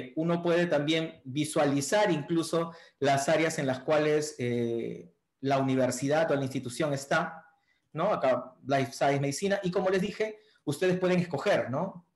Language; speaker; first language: Spanish; native; Spanish